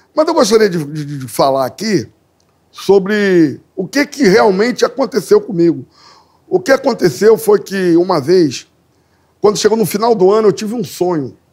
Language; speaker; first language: Portuguese; native; Portuguese